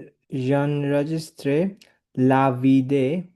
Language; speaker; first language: French; non-native, learner; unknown